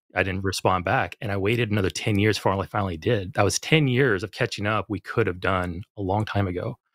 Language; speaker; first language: English; native; English